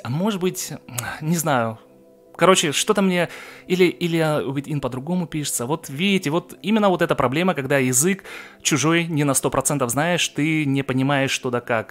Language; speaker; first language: Russian; native; Russian